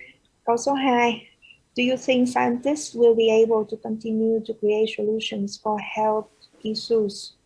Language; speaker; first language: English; non-native, fluent; Vietnamese